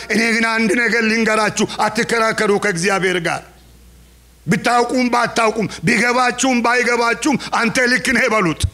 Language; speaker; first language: Amharic; non-native, local second language; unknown